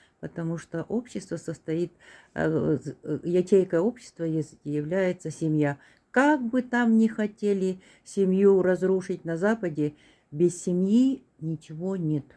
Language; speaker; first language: Russian; non-native, local second language; Korean